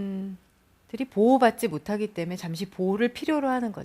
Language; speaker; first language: Korean; native; Korean